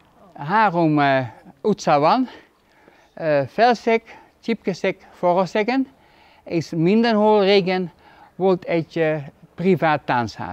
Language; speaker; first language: Hungarian; non-native, learner; Dutch